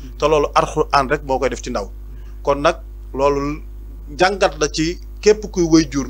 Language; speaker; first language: Wolof; native; Wolof